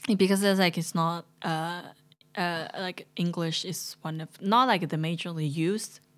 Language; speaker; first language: English; non-native, fluent; Chinese